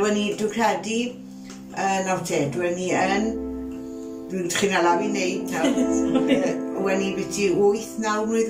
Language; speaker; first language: Welsh; native; Welsh